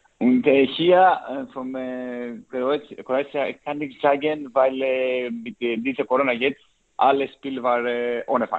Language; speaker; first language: German; non-native, learner; Greek